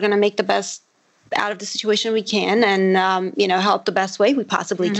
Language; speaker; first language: English; non-native, fluent; Armenian